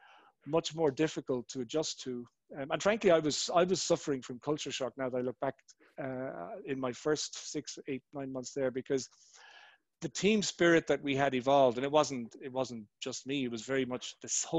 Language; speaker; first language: English; native; English